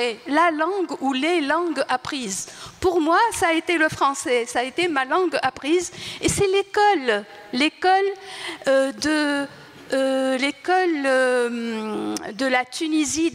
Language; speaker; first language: French; non-native, local second language; Arabic